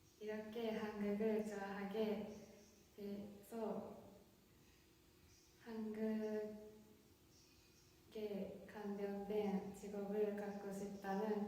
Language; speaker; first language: Korean; non-native, fluent; Japanese